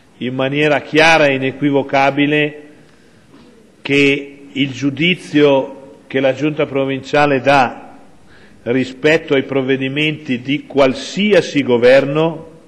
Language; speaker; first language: Italian; native; Italian